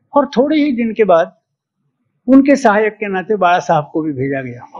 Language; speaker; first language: Hindi; non-native, local second language; Marathi